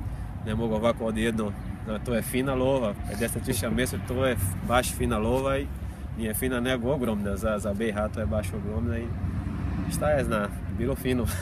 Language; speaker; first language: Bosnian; non-native, fluent; Portuguese